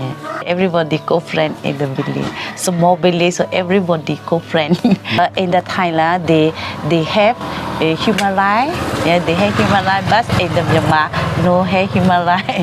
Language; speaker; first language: English; non-native, learner; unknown